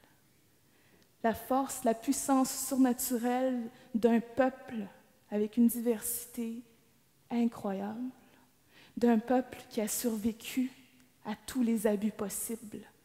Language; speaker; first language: French; native; French